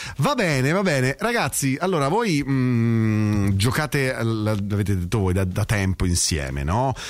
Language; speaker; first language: Italian; native; Italian